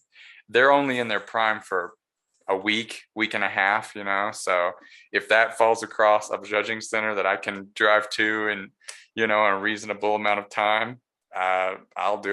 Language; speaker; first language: English; native; English